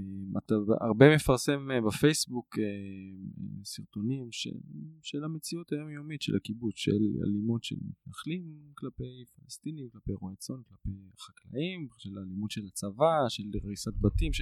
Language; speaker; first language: Hebrew; native; Hebrew